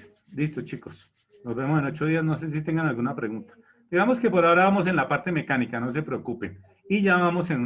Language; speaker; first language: Spanish; native; Spanish